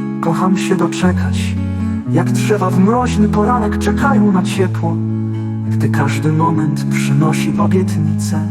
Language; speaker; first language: Polish; native; Polish